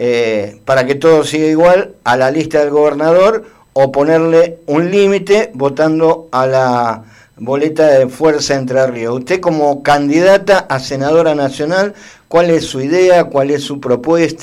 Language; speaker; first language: Spanish; native; Spanish